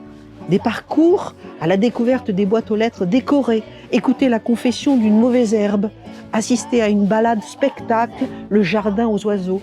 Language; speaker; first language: French; native; French